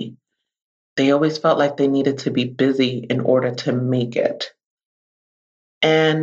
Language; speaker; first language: English; native; English